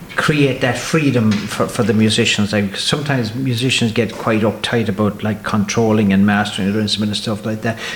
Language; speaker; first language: English; native; English